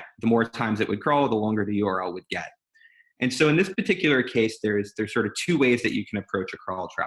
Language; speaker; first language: English; native; English